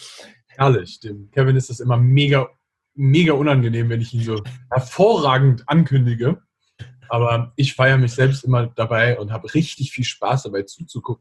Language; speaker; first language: German; native; German